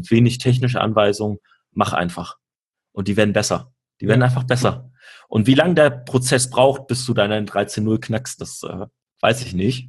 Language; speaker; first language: German; native; German